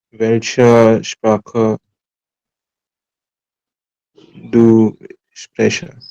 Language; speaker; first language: German; non-native, learner; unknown